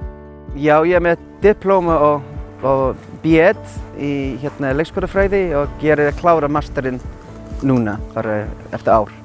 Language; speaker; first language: Icelandic; non-native, fluent; English